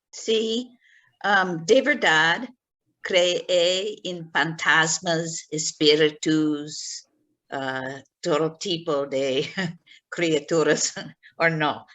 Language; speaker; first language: Spanish; non-native, learner; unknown